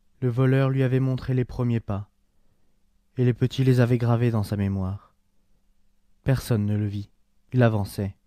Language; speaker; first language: French; native; French